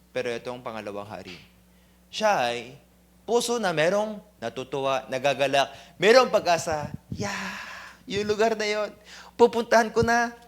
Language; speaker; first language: Filipino; non-native, fluent; Korean